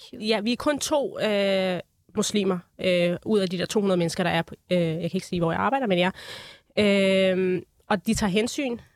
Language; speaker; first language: Danish; early bilingual, other home language; Arabic